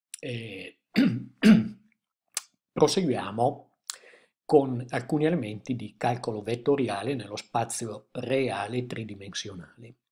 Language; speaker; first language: Italian; native; Italian